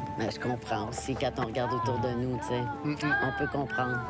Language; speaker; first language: French; native; French